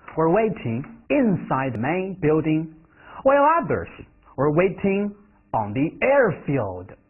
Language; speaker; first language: English; non-native, fluent; Chinese